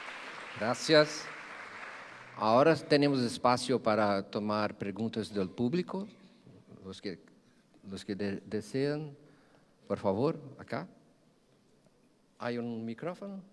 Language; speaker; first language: Spanish; non-native, fluent; Portuguese